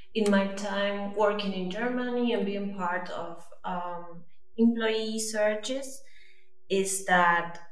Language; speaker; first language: English; non-native, fluent; Spanish